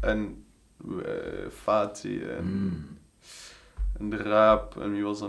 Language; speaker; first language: Dutch; native; Dutch